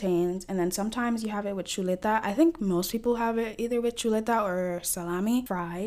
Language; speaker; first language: English; early bilingual, other home language; Haitian Creole